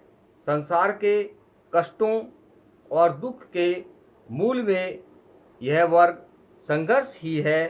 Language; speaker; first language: Hindi; native; Hindi